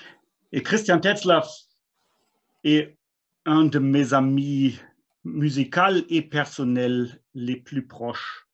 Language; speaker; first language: French; non-native, fluent; German